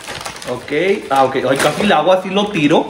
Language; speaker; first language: Spanish; native; Spanish